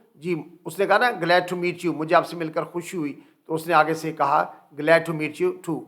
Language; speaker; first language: Urdu; native; Urdu